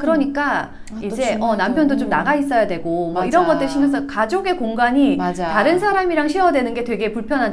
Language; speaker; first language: Korean; native; Korean